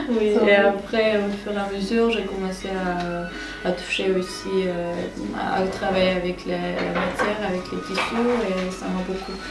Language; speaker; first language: French; non-native, fluent; Armenian